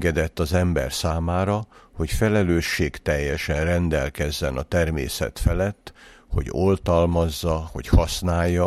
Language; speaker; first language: Hungarian; native; Hungarian